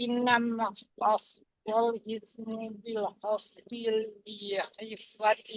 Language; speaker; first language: Arabic; non-native, learner; Indonesian